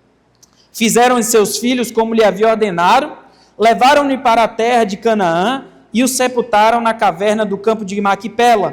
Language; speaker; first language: Portuguese; native; Portuguese